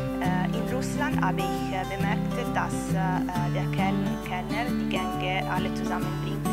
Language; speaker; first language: German; non-native, learner; Italian